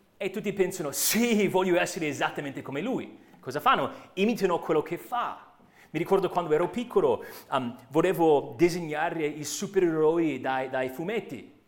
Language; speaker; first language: Italian; non-native, fluent; English